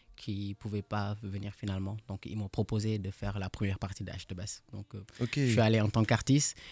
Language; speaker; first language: French; non-native, local second language; Wolof